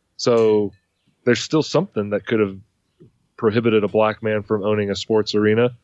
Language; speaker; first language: English; native; English